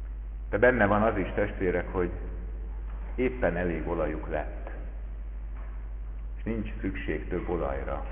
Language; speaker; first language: Hungarian; native; Hungarian